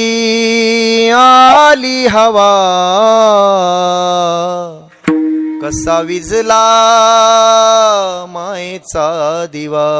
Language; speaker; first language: Marathi; native; Marathi